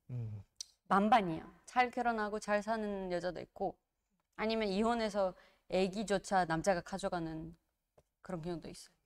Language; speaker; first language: Korean; non-native, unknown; Georgian